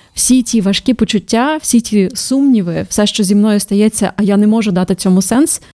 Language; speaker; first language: Ukrainian; native; Ukrainian